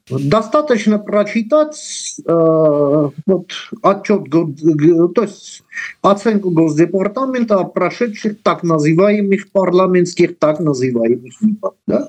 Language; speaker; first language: Russian; non-native, local second language; Armenian